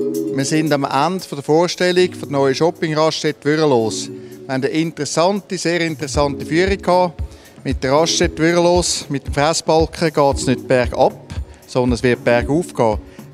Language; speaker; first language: German; native; German